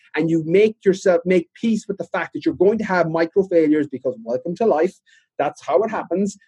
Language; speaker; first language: English; native; English